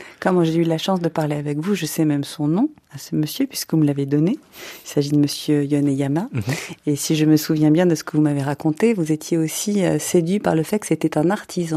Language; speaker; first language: French; native; French